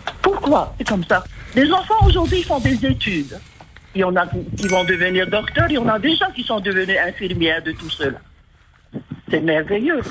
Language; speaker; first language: French; non-native, local second language; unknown